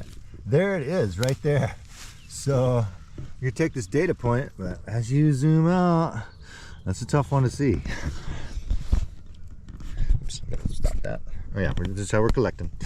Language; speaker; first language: English; native; English